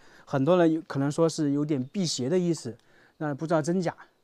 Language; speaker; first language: Chinese; native; Chinese